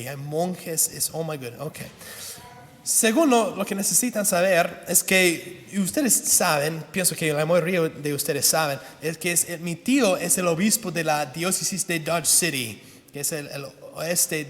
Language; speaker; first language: Spanish; non-native, fluent; English